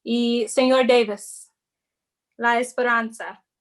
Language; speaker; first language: Spanish; non-native, fluent; English